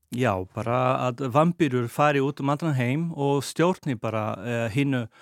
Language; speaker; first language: Icelandic; non-native, fluent; Portuguese